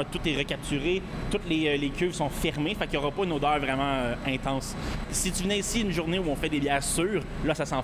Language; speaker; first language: French; native; French